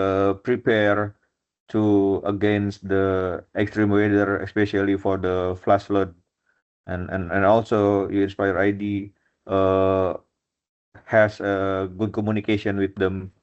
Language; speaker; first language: English; non-native, fluent; Indonesian